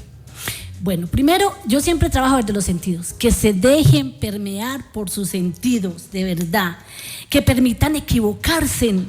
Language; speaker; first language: Spanish; native; Spanish